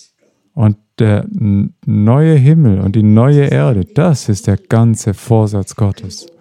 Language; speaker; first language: German; non-native, fluent; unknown